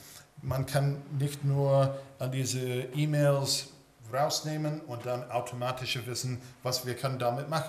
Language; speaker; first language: German; early bilingual, heritage; English